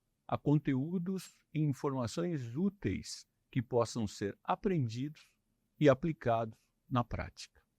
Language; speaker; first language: Portuguese; native; Portuguese